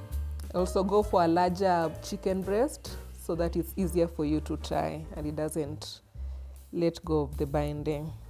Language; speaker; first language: English; non-native, local second language; Swahili